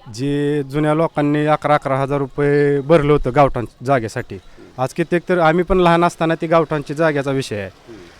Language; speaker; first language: Marathi; native; Marathi